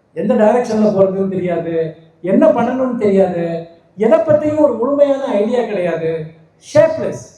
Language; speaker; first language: Tamil; native; Tamil